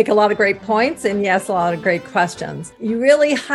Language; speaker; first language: English; native; English